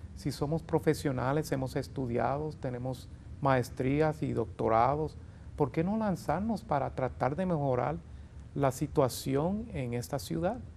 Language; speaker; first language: Spanish; early bilingual, heritage; Spanish